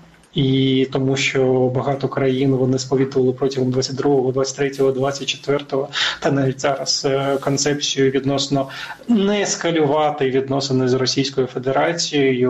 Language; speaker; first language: Ukrainian; native; Ukrainian